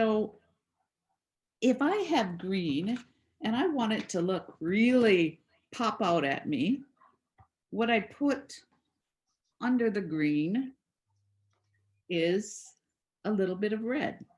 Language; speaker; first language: English; native; English